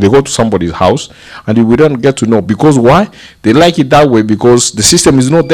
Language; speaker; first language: English; non-native, local second language; Gusii